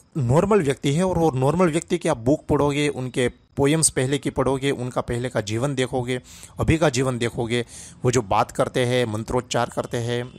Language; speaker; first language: Hindi; non-native, local second language; Gujarati